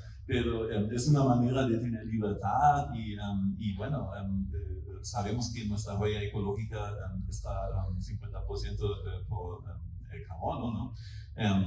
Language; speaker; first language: Spanish; non-native, fluent; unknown